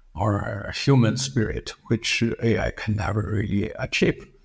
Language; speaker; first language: English; non-native, fluent; Chinese